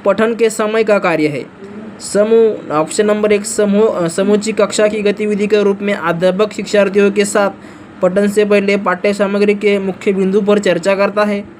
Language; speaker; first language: Hindi; non-native, local second language; Marathi